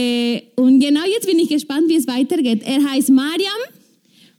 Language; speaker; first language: German; non-native, fluent; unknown